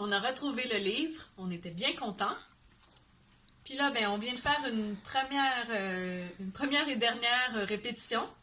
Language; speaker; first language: French; native; French